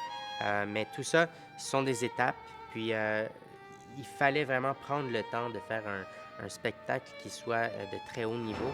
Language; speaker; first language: French; native; French